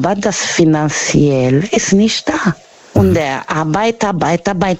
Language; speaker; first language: German; non-native, learner; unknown